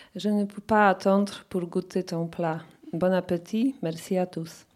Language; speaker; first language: French; non-native, learner; Polish